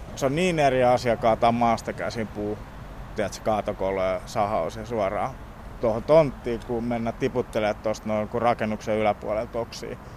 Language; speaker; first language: Finnish; early bilingual, heritage; Finnish